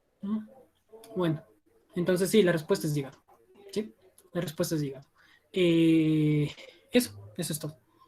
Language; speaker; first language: Spanish; native; Spanish